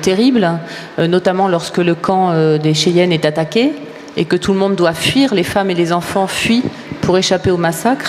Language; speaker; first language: French; native; French